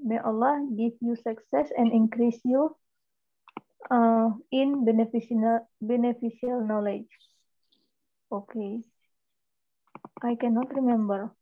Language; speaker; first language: English; non-native, learner; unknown